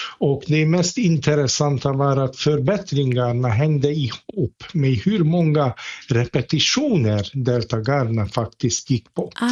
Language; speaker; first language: Swedish; non-native, fluent; Hungarian